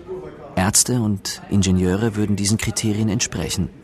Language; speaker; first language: German; native; German